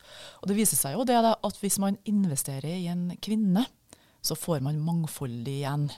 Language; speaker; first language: Norwegian; native; Norwegian